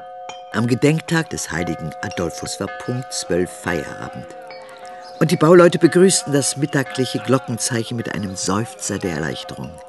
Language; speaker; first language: German; native; German